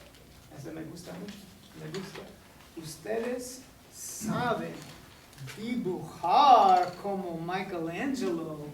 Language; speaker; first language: Spanish; non-native, fluent; English